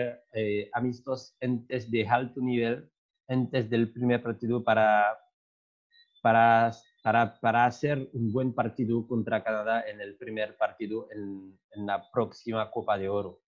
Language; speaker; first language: Spanish; non-native, learner; French